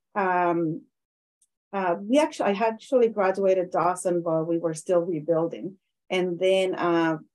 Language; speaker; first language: English; non-native, fluent; Spanish